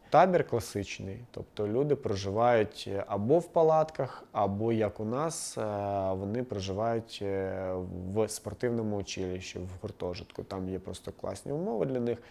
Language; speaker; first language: Ukrainian; native; Ukrainian